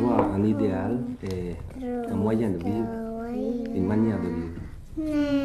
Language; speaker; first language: French; early bilingual, other home language; Thai